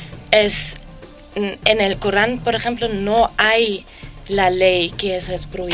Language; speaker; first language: Spanish; non-native, fluent; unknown